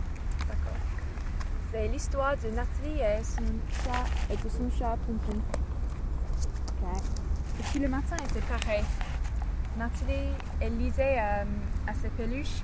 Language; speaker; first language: French; non-native, learner; English